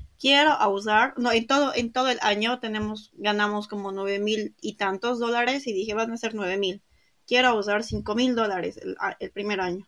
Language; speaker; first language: Spanish; native; Spanish